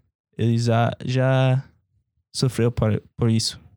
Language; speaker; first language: Portuguese; non-native, learner; English